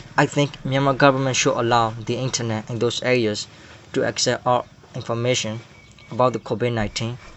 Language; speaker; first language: English; non-native, learner; Burmese